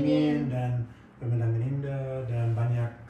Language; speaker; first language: Indonesian; non-native, fluent; English